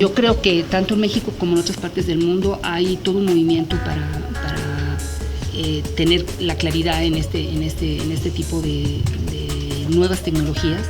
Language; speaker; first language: Spanish; native; Spanish